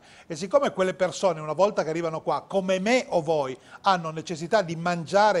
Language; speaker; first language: Italian; native; Italian